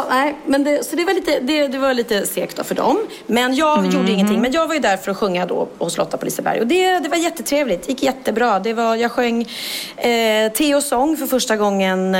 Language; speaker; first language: Swedish; native; Swedish